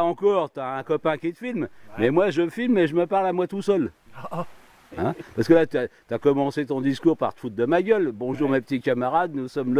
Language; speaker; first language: French; native; French